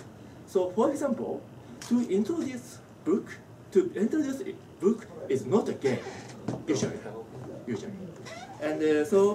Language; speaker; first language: English; non-native, learner; Japanese